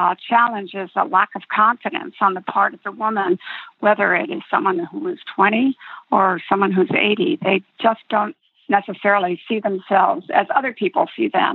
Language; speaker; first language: English; native; English